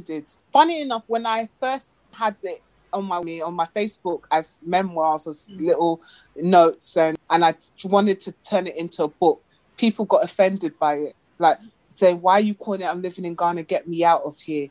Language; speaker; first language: English; native; English